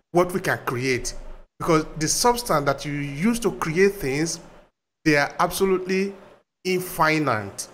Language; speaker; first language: English; non-native, local second language; Bini